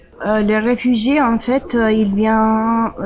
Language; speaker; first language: French; non-native, fluent; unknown